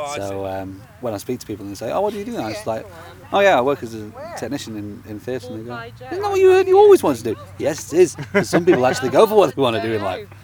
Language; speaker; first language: English; native; English